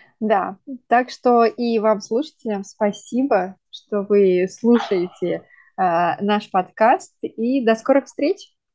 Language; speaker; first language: Russian; native; Russian